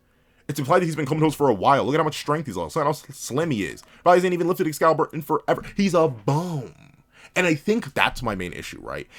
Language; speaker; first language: English; native; English